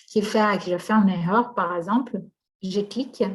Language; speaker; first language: French; non-native, fluent; Portuguese